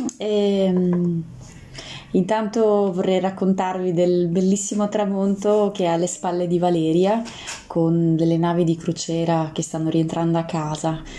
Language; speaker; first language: Italian; non-native, fluent; Russian